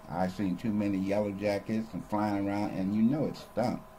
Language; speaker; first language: English; native; English